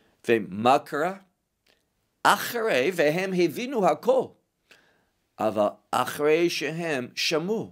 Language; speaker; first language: Hebrew; non-native, fluent; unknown